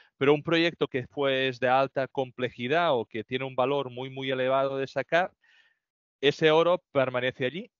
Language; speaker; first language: Spanish; native; Spanish